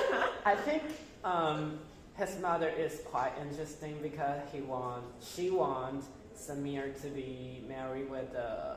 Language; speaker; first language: English; non-native, fluent; Chinese